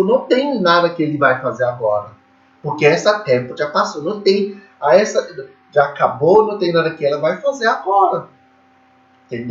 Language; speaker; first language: Portuguese; non-native, fluent; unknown